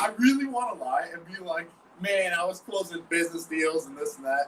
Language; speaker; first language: English; native; English